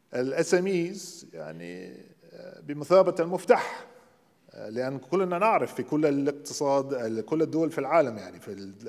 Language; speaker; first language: Arabic; non-native, fluent; English